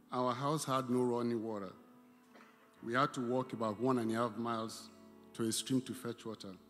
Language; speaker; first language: English; non-native, local second language; Igbo